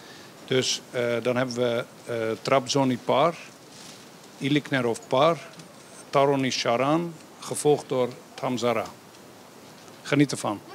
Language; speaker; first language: Dutch; native; Dutch